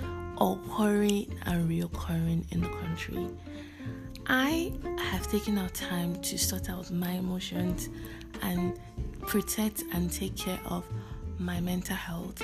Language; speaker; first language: English; non-native, local second language; Yoruba